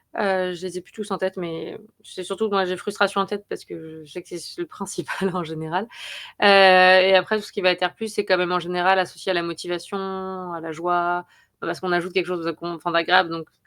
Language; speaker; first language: French; native; French